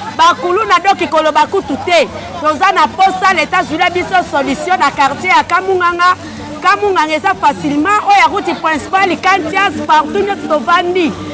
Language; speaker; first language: Lingala; native; Lingala